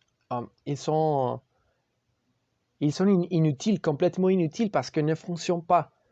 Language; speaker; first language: French; non-native, learner; Spanish